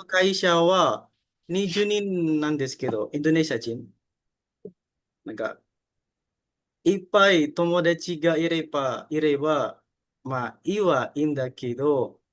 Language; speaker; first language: Japanese; non-native, learner; Indonesian